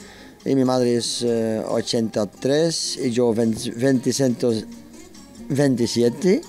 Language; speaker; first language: Spanish; non-native, learner; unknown